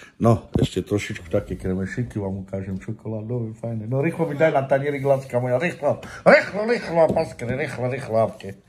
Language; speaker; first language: Slovak; native; Slovak